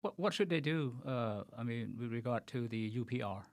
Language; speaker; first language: English; non-native, fluent; Khmer